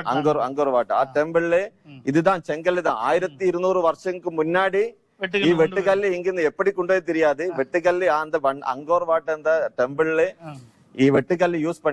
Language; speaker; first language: Tamil; non-native, learner; Malayalam